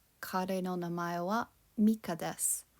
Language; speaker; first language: Japanese; non-native, fluent; English